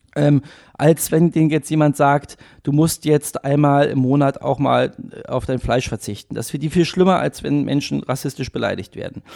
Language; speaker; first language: German; native; German